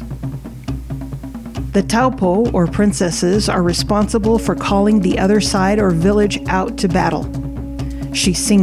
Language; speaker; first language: English; early bilingual, other home language; Samoan